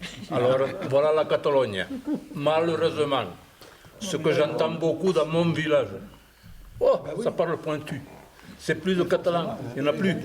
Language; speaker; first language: French; native; French